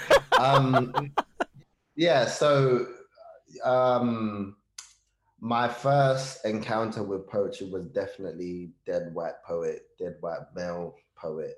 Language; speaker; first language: English; early bilingual, other home language; Hausa